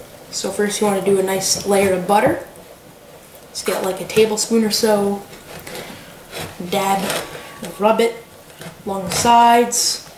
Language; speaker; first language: English; native; English